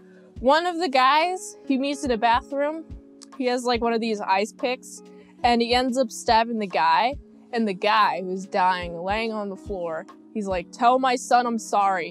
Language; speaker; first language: English; native; English